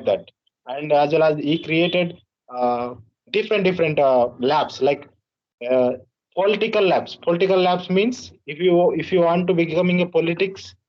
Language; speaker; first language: English; non-native, learner; Telugu